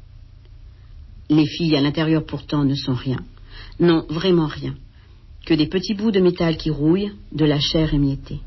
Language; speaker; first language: French; native; French